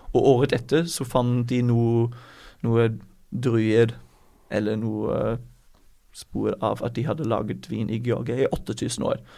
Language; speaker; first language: Norwegian; non-native, fluent; German